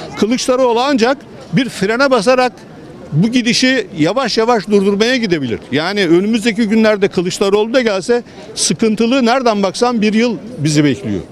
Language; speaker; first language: Turkish; native; Turkish